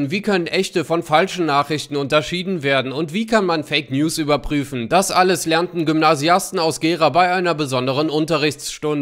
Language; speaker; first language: German; native; German